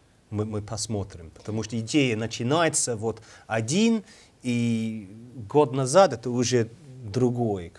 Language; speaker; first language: Russian; non-native, learner; English